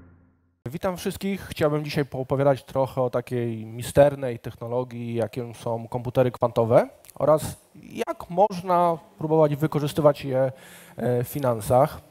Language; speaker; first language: Polish; native; Polish